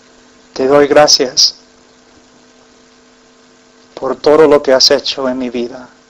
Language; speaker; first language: Spanish; non-native, fluent; English